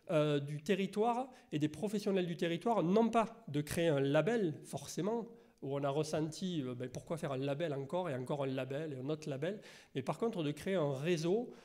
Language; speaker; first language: French; native; French